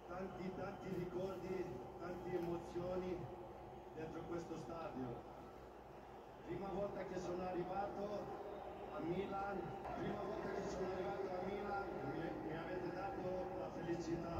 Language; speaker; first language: Italian; non-native, learner; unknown